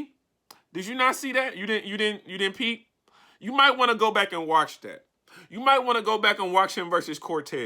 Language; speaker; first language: English; native; English